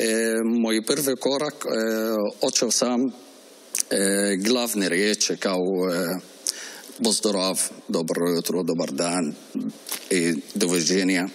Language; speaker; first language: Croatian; non-native, learner; Arabic